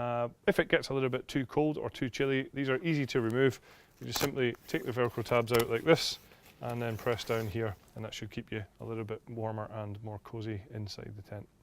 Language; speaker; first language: English; native; English